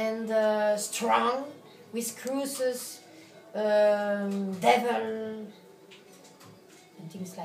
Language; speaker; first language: English; non-native, learner; French